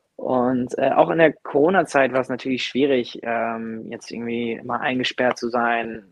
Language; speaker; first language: German; native; German